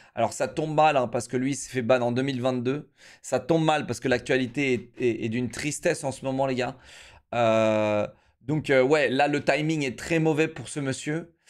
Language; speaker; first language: French; native; French